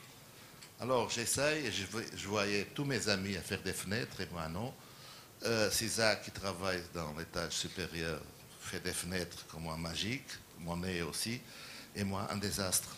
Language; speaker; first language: French; non-native, learner; Portuguese